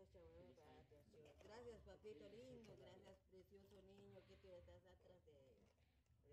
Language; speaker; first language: Spanish; non-native, local second language; Kʼicheʼ